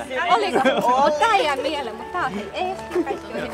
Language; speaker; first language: Finnish; early bilingual, other home language; Russian